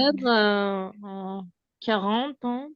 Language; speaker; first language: French; non-native, learner; Uzbek